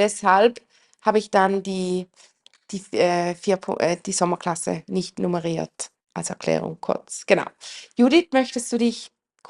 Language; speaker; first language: German; native; German